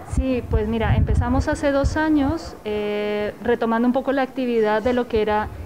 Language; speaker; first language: Spanish; native; Spanish